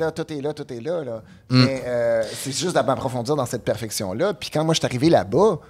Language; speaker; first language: French; native; French